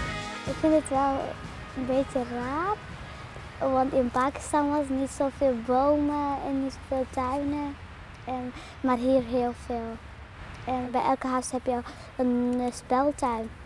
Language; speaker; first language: Dutch; early bilingual, other home language; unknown